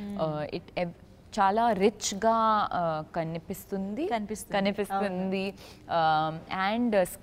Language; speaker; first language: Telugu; non-native, learner; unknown